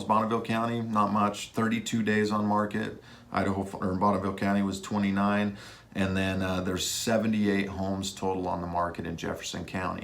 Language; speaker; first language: English; native; English